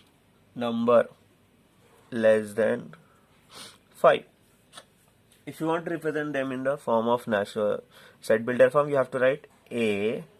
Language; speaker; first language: English; non-native, local second language; Telugu